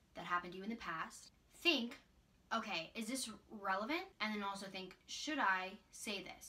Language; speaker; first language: English; native; English